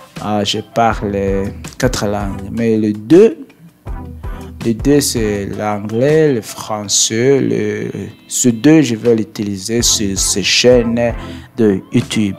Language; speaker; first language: French; non-native, learner; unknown